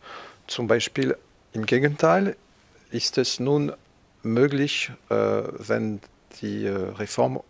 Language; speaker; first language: German; non-native, fluent; French